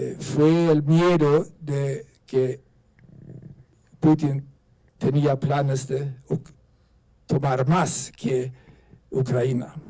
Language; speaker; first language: Spanish; non-native, fluent; Swedish